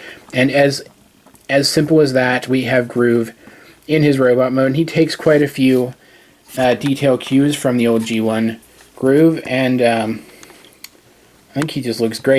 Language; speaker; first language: English; native; English